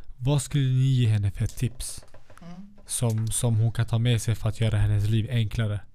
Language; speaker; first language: Swedish; early bilingual, other home language; Central Kurdish